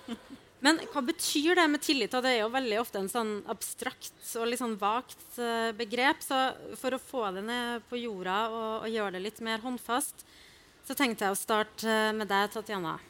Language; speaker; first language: Norwegian; native; Norwegian